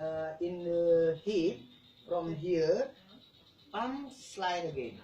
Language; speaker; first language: English; non-native, learner; Indonesian